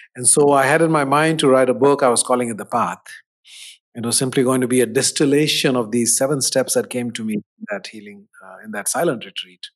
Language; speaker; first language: English; non-native, local second language; Hindi